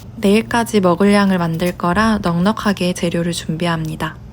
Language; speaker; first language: Korean; native; Korean